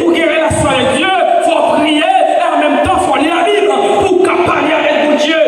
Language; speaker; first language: French; non-native, local second language; Haitian Creole